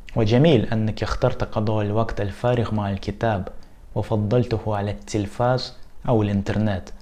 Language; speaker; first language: Arabic; non-native, fluent; Russian